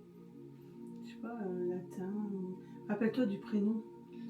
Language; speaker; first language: French; native; French